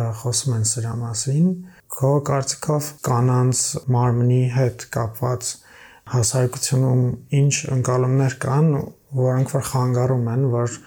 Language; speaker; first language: Armenian; native; Armenian